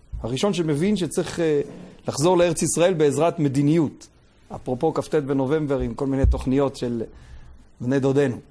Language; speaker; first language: Hebrew; native; Hebrew